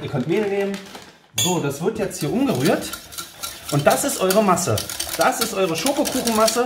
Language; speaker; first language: German; native; German